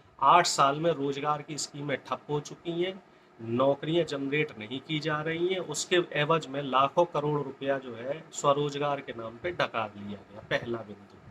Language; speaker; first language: Hindi; native; Hindi